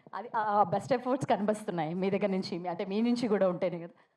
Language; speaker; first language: Telugu; native; Telugu